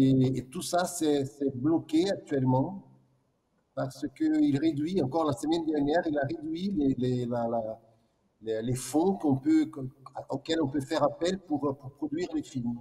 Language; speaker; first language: French; non-native, fluent; Portuguese